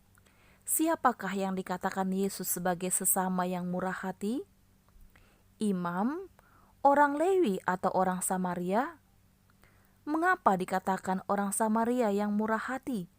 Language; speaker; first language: Malay; native; Malay